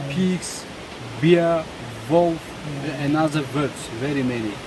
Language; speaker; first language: English; non-native, learner; Tajik